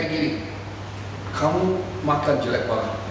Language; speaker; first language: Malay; non-native, fluent; English